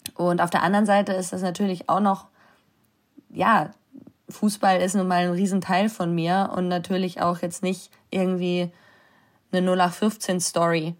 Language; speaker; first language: German; native; German